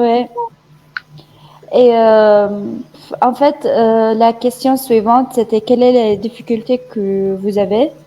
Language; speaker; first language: French; non-native, fluent; Arabic